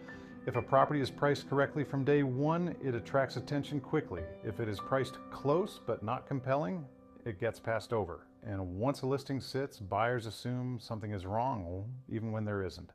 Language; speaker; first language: English; native; English